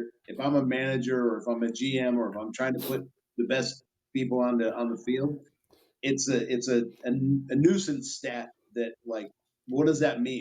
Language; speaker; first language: English; native; English